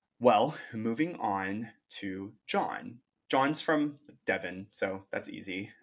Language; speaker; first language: English; native; English